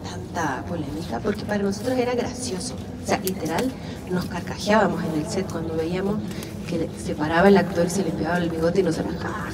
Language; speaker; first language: Spanish; native; Spanish